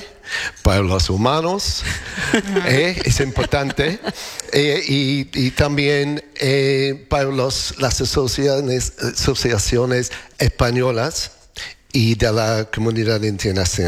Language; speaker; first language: Spanish; non-native, learner; English